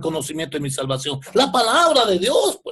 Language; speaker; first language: Spanish; native; Spanish